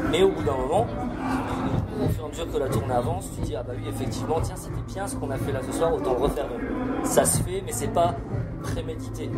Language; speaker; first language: French; native; French